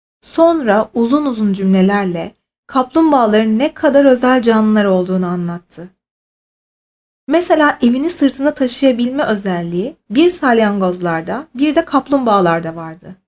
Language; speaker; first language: Turkish; native; Turkish